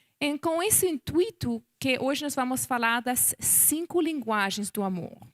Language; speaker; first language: Portuguese; non-native, fluent; English